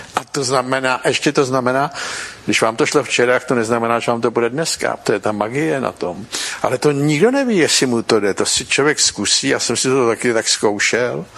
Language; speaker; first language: Czech; native; Czech